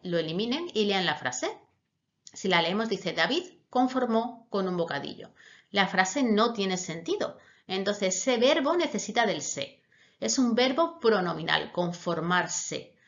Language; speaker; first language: Spanish; native; Spanish